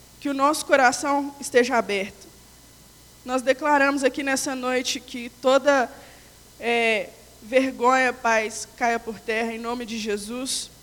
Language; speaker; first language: Portuguese; native; Portuguese